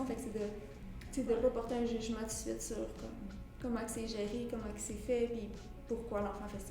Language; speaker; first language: French; native; French